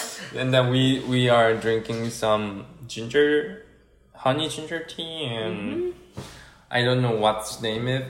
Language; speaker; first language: English; non-native, fluent; Korean